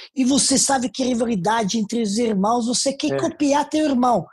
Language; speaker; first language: Portuguese; non-native, fluent; Serbian